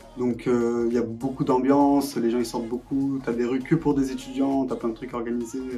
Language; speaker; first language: French; non-native, fluent; Portuguese